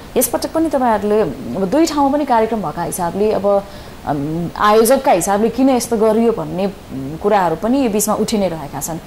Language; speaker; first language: Nepali; native; Nepali